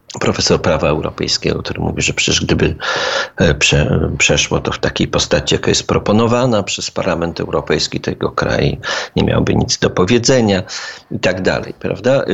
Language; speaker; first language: Polish; native; Polish